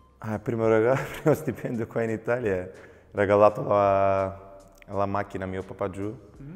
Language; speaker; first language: Italian; non-native, fluent; Macedonian